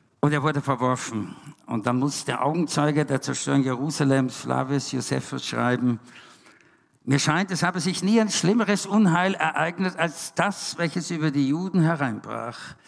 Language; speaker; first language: German; native; German